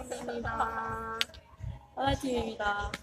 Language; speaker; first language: Korean; non-native, learner; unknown